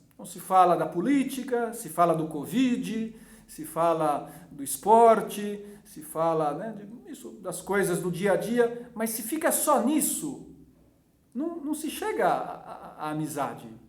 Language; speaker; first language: Portuguese; native; Portuguese